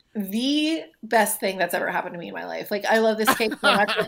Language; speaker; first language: English; native; English